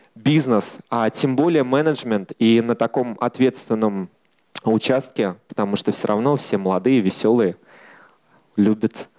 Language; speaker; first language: Russian; native; Russian